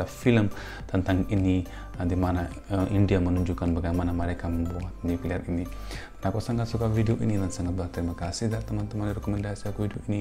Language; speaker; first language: Indonesian; non-native, fluent; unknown